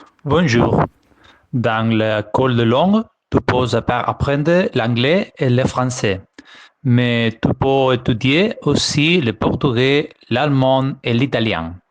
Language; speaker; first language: French; non-native, learner; Spanish